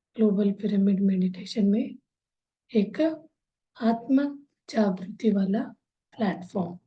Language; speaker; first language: Hindi; non-native, local second language; Kannada